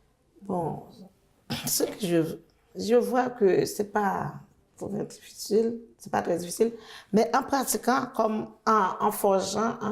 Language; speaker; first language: French; non-native, learner; Haitian Creole